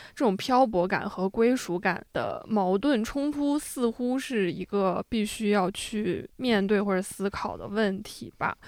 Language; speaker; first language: Chinese; native; Chinese